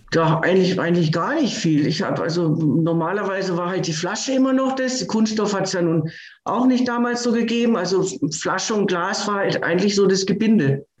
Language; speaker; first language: German; native; German